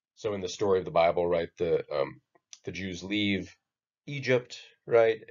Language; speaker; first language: English; native; English